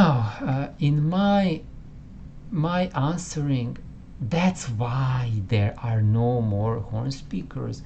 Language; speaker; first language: English; non-native, fluent; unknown